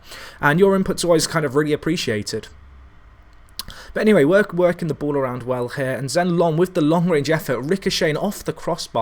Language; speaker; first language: English; native; English